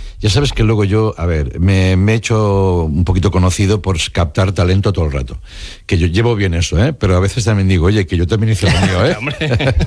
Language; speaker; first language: Spanish; non-native, local second language; Catalan